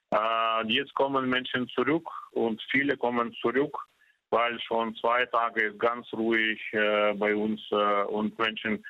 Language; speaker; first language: German; non-native, fluent; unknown